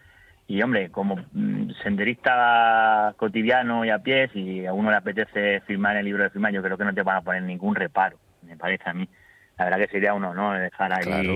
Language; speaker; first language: Spanish; native; Spanish